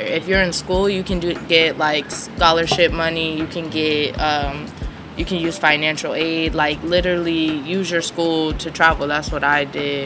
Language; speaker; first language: English; native; English